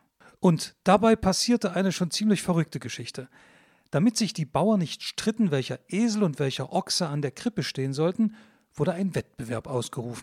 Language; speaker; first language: German; native; German